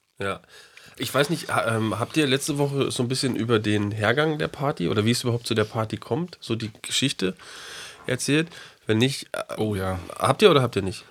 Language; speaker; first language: German; native; German